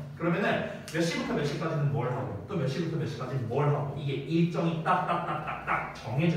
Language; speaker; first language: Korean; native; Korean